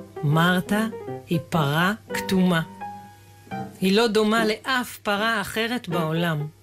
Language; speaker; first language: Hebrew; native; Hebrew